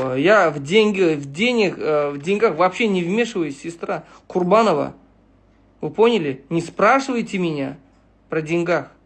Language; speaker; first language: Russian; non-native, local second language; Uzbek